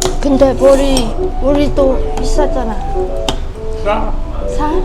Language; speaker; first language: Korean; non-native, learner; Vietnamese